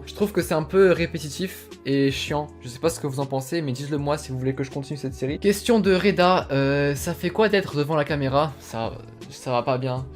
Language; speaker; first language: French; native; French